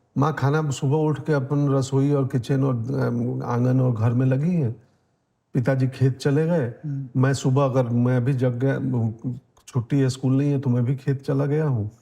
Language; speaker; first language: Hindi; native; Hindi